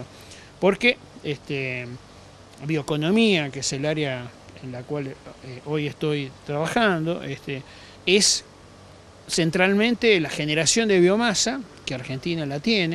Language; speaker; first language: Spanish; native; Spanish